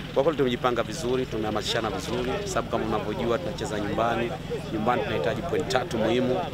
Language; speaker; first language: Swahili; native; Swahili